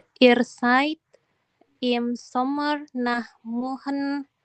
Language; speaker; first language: German; non-native, learner; Indonesian